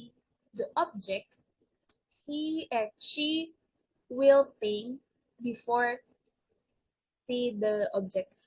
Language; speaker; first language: English; non-native, learner; Indonesian